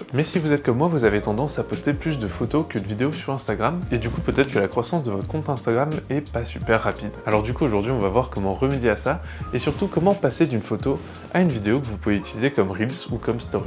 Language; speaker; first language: French; native; French